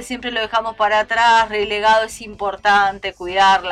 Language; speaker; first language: Spanish; native; Spanish